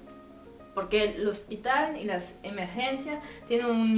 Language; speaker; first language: Spanish; non-native, learner; French